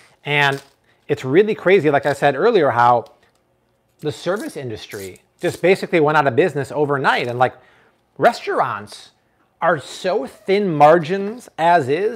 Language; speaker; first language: English; native; English